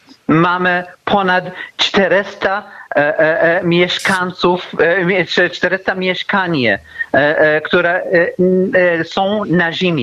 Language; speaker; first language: Polish; non-native, fluent; Arabic